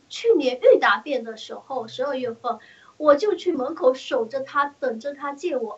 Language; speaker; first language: Chinese; early bilingual, heritage; Chinese